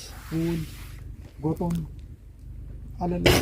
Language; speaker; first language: Arabic; native; Arabic